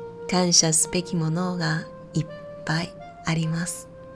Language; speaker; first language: Japanese; native; Japanese